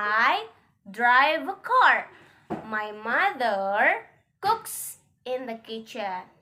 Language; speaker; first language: English; non-native, learner; Indonesian